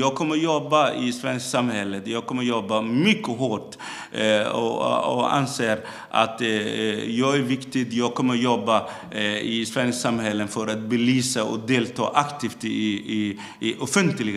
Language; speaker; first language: Swedish; non-native, fluent; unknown